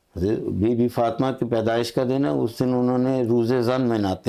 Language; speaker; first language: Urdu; non-native, local second language; Punjabi